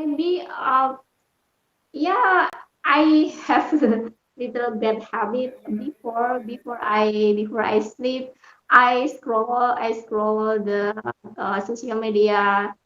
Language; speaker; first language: English; non-native, learner; Indonesian